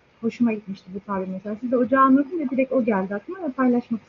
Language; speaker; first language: Turkish; native; Turkish